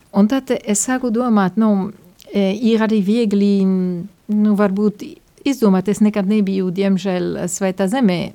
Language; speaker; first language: Latvian; non-native, fluent; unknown